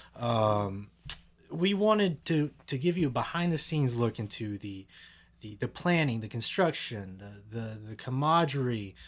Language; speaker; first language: English; native; English